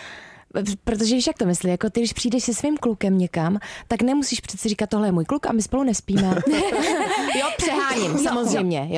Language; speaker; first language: Czech; native; Czech